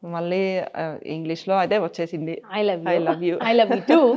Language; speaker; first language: Telugu; non-native, fluent; Finnish